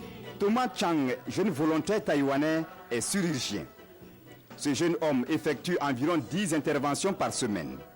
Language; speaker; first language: French; native; French